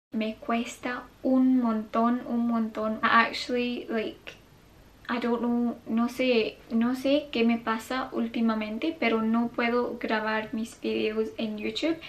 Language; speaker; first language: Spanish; non-native, fluent; English